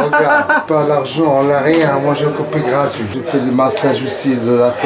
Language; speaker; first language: French; non-native, learner; Arabic